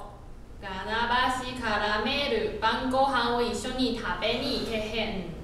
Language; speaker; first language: Japanese; non-native, learner; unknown